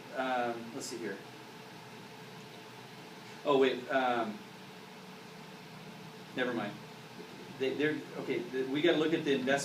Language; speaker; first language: English; native; English